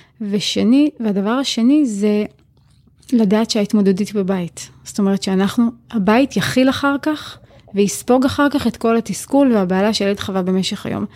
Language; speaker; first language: Hebrew; native; Hebrew